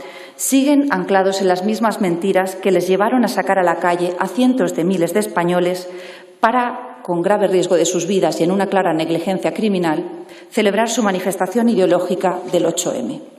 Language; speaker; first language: Spanish; native; Spanish